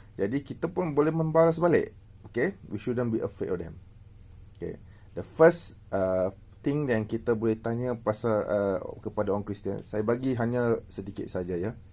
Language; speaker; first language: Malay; native; Malay